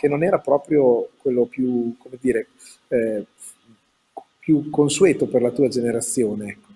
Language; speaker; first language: Italian; native; Italian